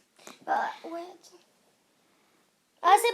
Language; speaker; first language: French; native; French